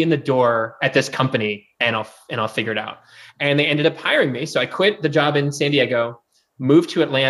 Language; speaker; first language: English; native; English